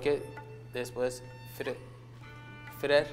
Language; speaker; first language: Spanish; non-native, learner; Turkish